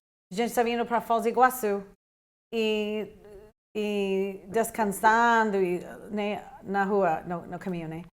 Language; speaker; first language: Portuguese; non-native, fluent; English